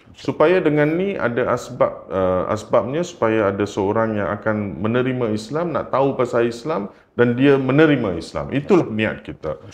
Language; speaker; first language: Malay; native; Malay